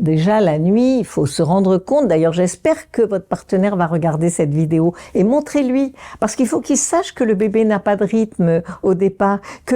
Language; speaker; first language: French; native; French